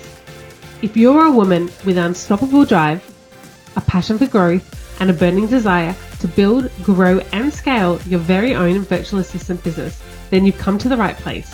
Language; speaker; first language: English; native; English